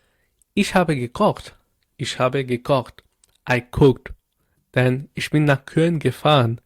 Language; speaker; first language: German; non-native, learner; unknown